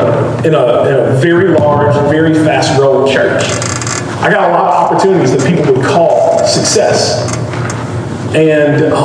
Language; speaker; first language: English; native; English